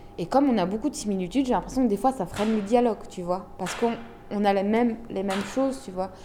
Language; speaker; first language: French; early bilingual, other home language; Arabic